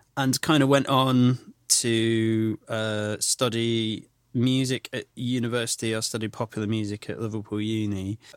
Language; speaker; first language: English; native; English